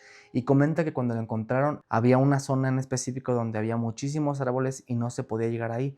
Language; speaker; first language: Spanish; native; Spanish